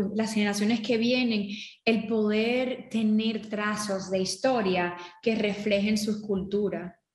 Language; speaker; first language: Spanish; early bilingual, heritage; Spanish